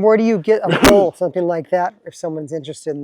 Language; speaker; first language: English; native; English